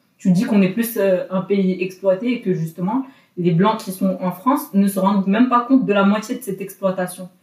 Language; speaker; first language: French; non-native, local second language; Arabic